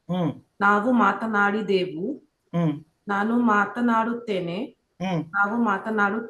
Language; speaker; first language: Kannada; non-native, learner; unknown